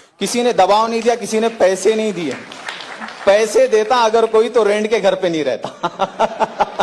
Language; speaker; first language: Hindi; native; Hindi